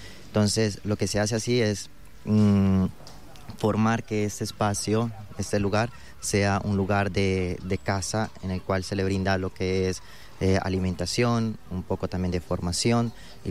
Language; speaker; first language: Spanish; native; Spanish